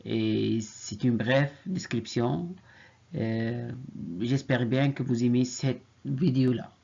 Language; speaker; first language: French; non-native, fluent; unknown